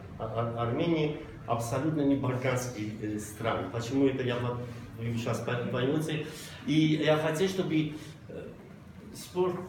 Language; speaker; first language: Russian; non-native, local second language; Armenian